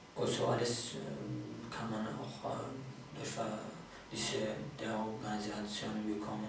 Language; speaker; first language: German; non-native, fluent; Kurdish